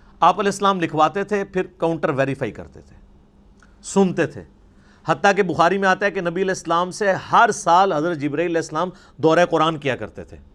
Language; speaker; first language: Urdu; non-native, local second language; Punjabi